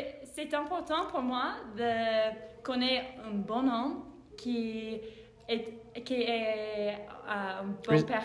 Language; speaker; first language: French; non-native, learner; English